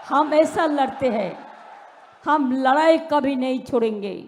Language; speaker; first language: Hindi; non-native, local second language; Bangla